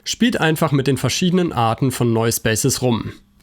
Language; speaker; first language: German; native; German